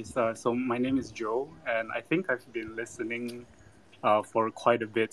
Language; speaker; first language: English; non-native, local second language; Malay